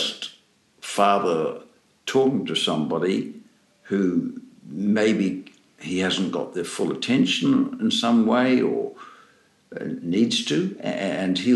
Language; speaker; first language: English; native; English